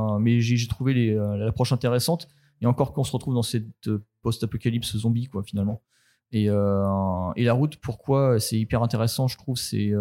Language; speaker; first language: French; native; French